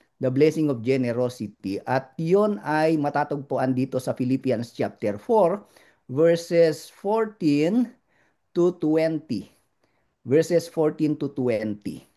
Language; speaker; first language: Filipino; non-native, local second language; Iloko